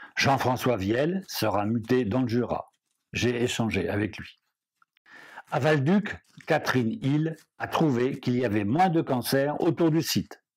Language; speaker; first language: French; native; French